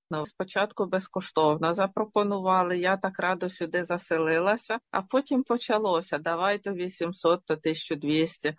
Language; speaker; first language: Ukrainian; native; Ukrainian